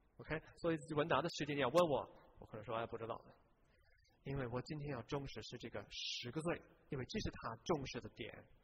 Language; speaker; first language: Chinese; non-native, fluent; English